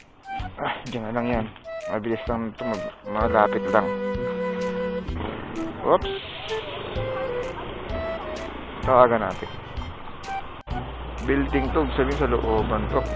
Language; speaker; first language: Filipino; native; Filipino